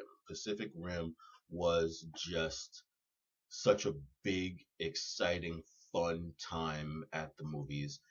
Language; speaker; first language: English; native; English